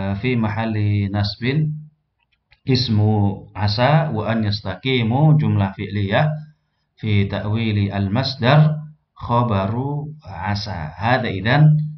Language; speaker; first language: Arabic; non-native, fluent; Indonesian